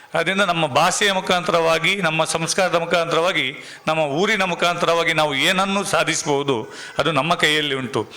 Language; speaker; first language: Kannada; non-native, local second language; Tulu